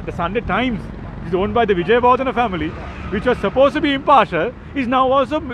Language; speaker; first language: English; non-native, local second language; Sinhala